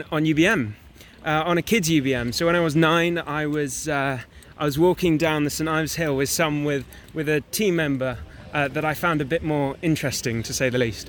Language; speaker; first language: English; native; English